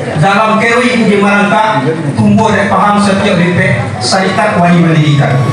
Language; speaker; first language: Indonesian; non-native, local second language; Minangkabau